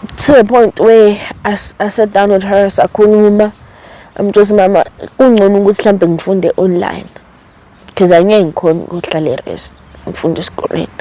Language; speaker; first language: Zulu; native; Zulu